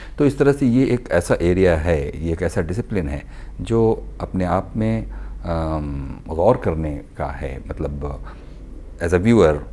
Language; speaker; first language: Hindi; native; Hindi